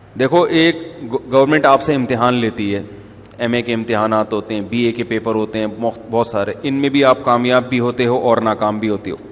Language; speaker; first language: Urdu; native; Urdu